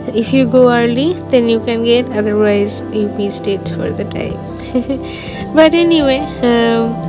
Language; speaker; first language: English; non-native, local second language; Bangla